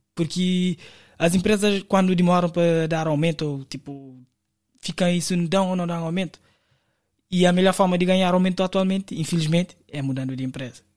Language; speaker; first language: Portuguese; non-native, local second language; Kabuverdianu